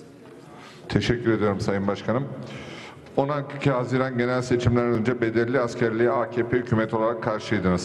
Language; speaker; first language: Turkish; native; Turkish